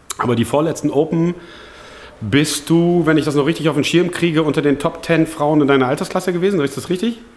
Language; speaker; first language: German; native; German